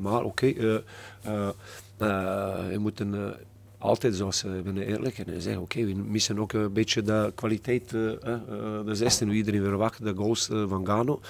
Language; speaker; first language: Dutch; non-native, fluent; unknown